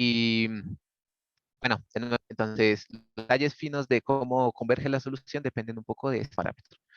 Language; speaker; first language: Spanish; native; Spanish